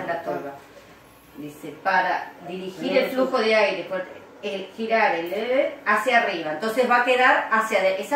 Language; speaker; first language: Spanish; native; Spanish